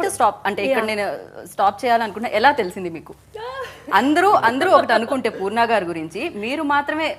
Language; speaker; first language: Telugu; native; Telugu